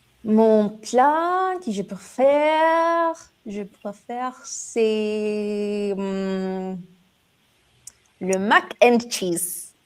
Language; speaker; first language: French; non-native, learner; English